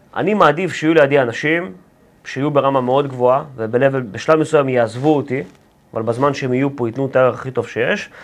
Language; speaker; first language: Hebrew; native; Hebrew